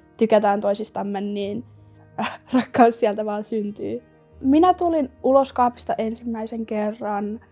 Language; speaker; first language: Finnish; non-native, local second language; Swedish